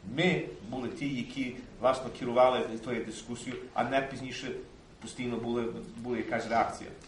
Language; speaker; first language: Ukrainian; early bilingual, heritage; Ukrainian